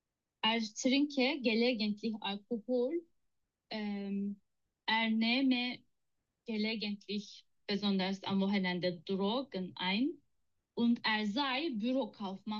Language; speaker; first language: German; non-native, learner; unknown